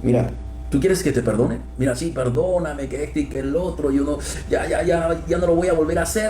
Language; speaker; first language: Spanish; native; Spanish